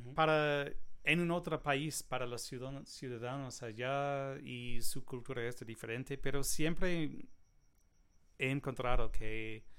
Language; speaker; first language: Spanish; non-native, learner; English